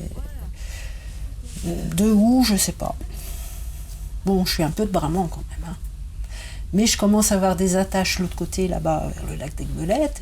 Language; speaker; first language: French; native; French